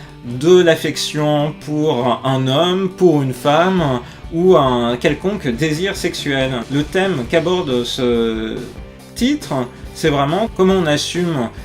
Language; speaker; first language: French; native; French